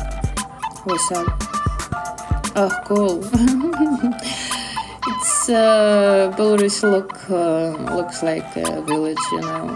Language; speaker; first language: English; non-native, learner; Russian